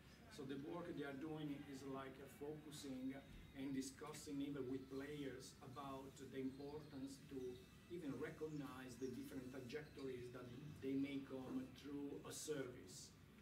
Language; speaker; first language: English; non-native, fluent; Italian